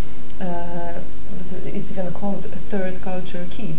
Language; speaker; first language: English; non-native, fluent; Polish